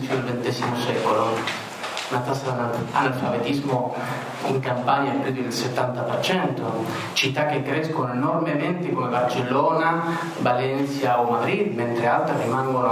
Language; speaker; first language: Italian; non-native, fluent; Spanish